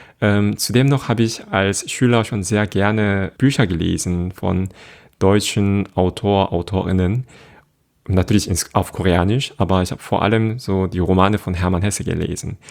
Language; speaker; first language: German; non-native, fluent; Korean